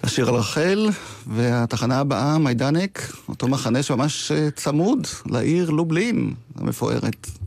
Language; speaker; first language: Hebrew; native; Hebrew